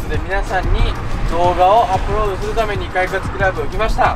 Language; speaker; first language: Japanese; native; Japanese